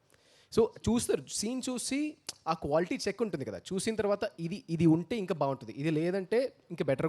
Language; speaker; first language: Telugu; early bilingual, heritage; Telugu